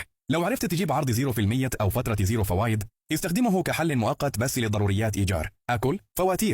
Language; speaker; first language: Arabic; native; Arabic